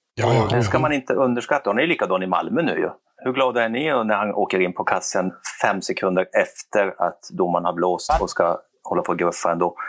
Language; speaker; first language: Swedish; native; Swedish